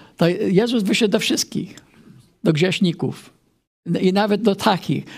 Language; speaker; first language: Polish; non-native, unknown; English